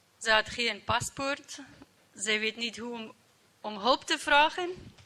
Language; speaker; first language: Dutch; non-native, learner; English